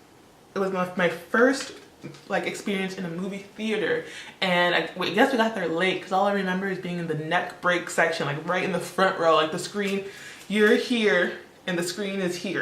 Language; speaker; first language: English; early bilingual, other home language; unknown